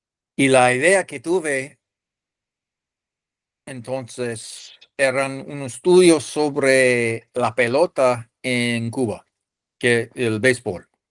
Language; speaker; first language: Spanish; non-native, fluent; English